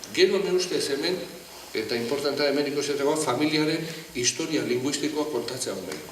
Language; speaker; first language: Basque; non-native, local second language; Spanish